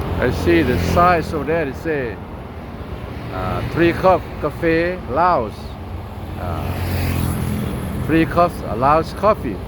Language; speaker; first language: English; non-native, learner; Lao